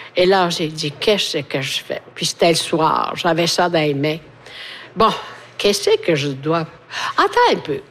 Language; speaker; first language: French; non-native, fluent; Italian